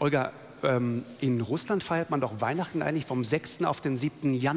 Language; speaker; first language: German; native; German